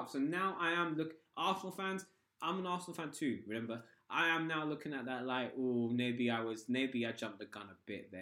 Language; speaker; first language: English; native; English